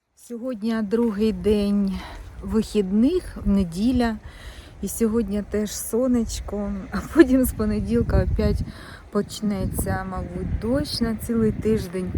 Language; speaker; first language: Ukrainian; native; Ukrainian